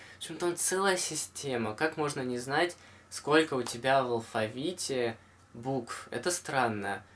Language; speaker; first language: Russian; native; Russian